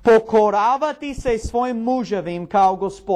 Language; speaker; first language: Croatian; non-native, learner; English